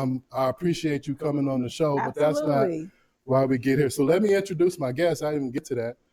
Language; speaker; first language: English; native; English